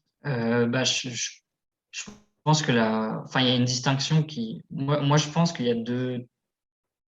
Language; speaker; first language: French; native; French